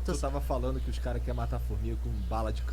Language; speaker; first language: Portuguese; native; Portuguese